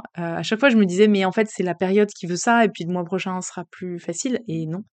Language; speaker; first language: French; native; French